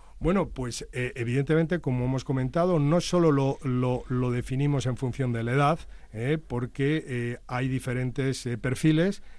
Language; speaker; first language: Spanish; native; Spanish